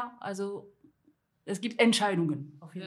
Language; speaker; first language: German; non-native, fluent; French